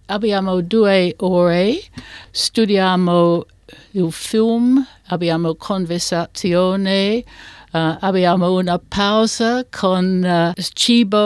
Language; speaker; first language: Italian; non-native, learner; English